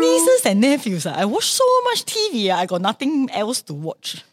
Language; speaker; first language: English; non-native, local second language; Chinese